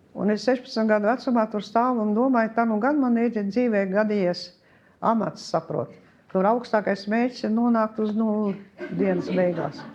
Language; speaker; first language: Latvian; early bilingual, heritage; Latvian